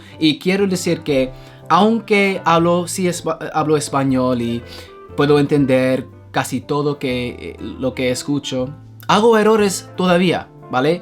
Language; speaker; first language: Spanish; non-native, fluent; English